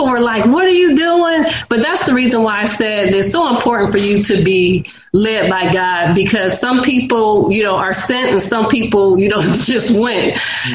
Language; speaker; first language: English; native; English